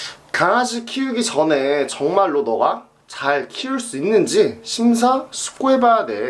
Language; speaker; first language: Korean; native; Korean